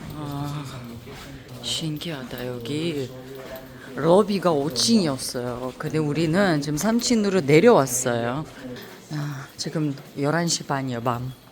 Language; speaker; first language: Korean; non-native, fluent; Uzbek